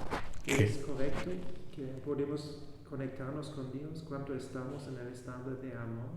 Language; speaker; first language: Spanish; non-native, fluent; German